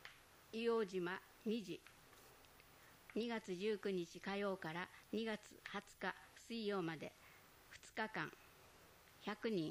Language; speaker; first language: Japanese; native; Japanese